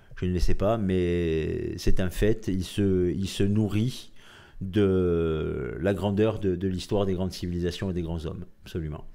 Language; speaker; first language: French; native; French